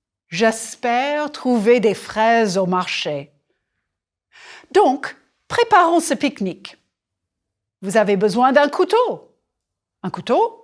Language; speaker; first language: French; non-native, fluent; English